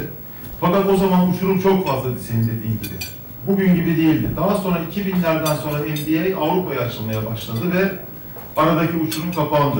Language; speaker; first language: Turkish; native; Turkish